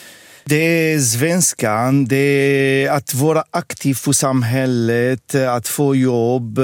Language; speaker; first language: Swedish; non-native, fluent; Arabic